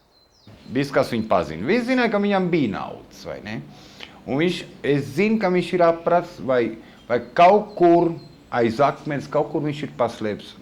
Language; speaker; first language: Latvian; early bilingual, heritage; Latvian